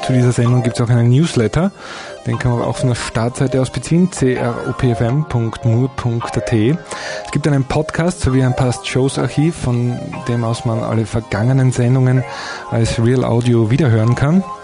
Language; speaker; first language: German; native; German